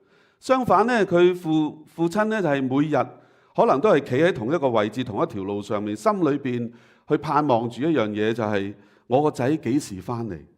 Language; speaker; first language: Chinese; native; Chinese